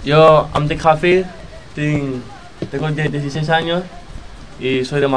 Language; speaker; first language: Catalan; early bilingual, other home language; Arabic